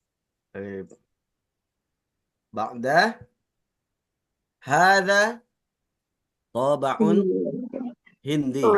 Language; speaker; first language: Arabic; non-native, fluent; Indonesian